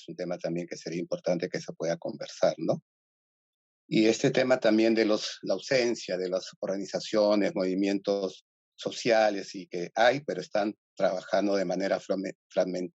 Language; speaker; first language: Spanish; native; Spanish